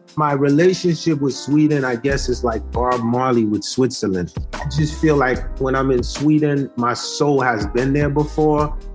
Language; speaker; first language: English; early bilingual, other home language; Haitian Creole